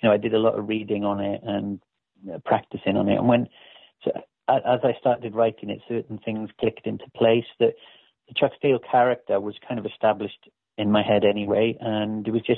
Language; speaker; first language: English; native; English